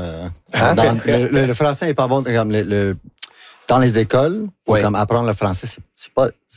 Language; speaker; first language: French; non-native, local second language; English